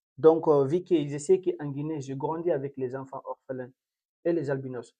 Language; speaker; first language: French; non-native, local second language; Fula